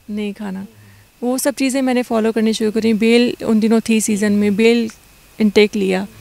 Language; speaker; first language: Hindi; native; Hindi